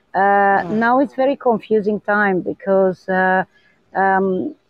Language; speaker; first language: English; non-native, learner; Romanian